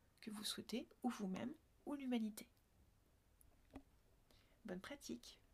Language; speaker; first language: French; native; French